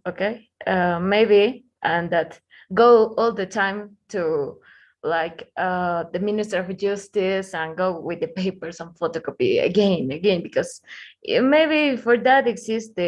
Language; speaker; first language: English; non-native, learner; Spanish